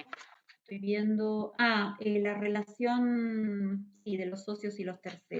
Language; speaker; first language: Spanish; native; Spanish